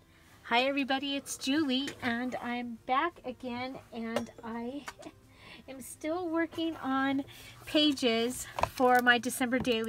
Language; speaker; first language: English; native; English